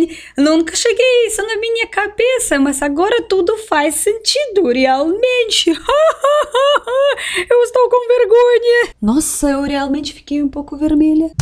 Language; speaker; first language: Portuguese; non-native, fluent; Russian